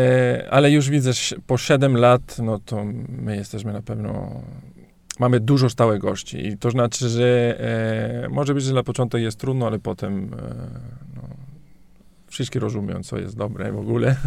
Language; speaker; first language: Polish; non-native, learner; Italian